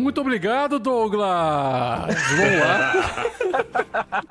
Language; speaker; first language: Portuguese; native; Portuguese